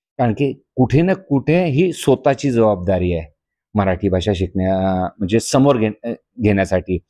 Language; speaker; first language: Marathi; native; Marathi